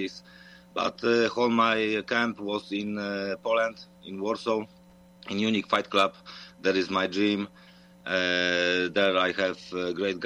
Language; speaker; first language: English; non-native, fluent; Polish